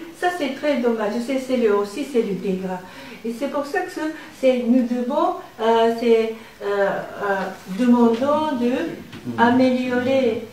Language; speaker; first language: French; non-native, learner; Japanese